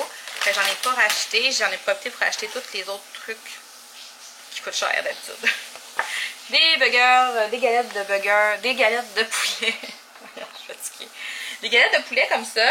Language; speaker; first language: French; native; French